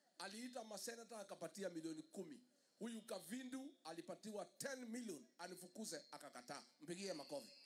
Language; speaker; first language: Swahili; non-native, local second language; Kikuyu